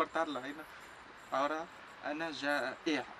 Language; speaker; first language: Spanish; non-native, local second language; Arabic